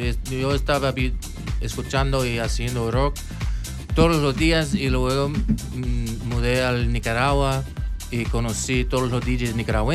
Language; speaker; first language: Spanish; non-native, local second language; English